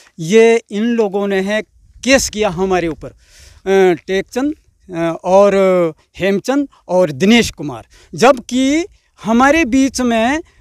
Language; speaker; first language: Hindi; non-native, local second language; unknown